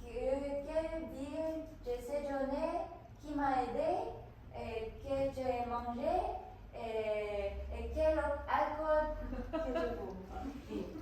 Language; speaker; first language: French; non-native, learner; Korean